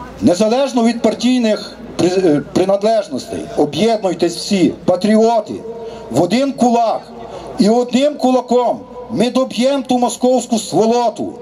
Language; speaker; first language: Ukrainian; native; Ukrainian